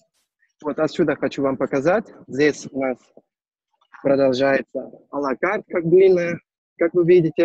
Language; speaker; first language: Russian; non-native, learner; Turkish